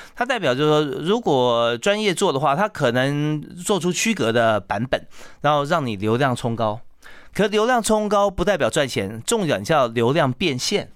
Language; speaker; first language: Chinese; native; Chinese